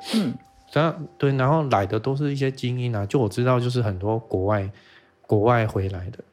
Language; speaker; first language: Chinese; native; Chinese